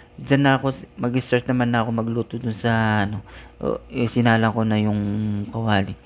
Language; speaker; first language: Filipino; non-native, local second language; Iloko